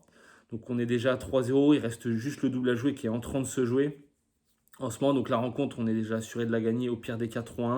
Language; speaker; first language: French; native; French